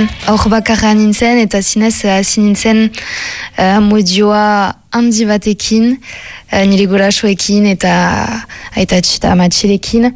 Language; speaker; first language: Basque; non-native, local second language; French